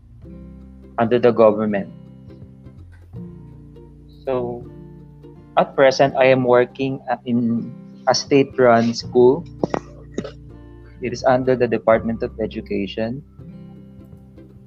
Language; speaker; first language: English; non-native, local second language; Filipino